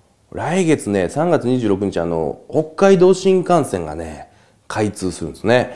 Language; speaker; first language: Japanese; native; Japanese